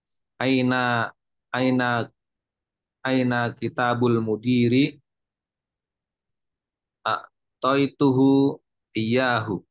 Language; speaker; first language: Arabic; non-native, learner; Indonesian